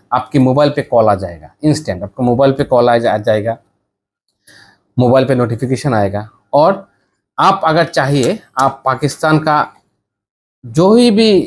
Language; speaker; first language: Hindi; non-native, learner; Bangla